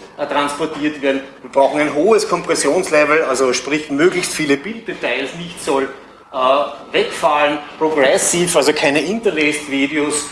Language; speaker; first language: German; native; German